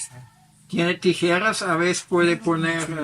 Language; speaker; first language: Spanish; non-native, learner; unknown